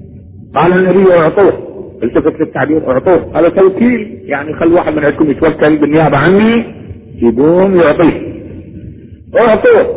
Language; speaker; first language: Arabic; native; Arabic